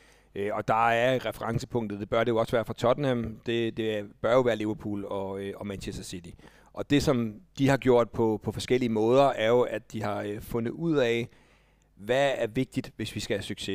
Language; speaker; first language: Danish; native; Danish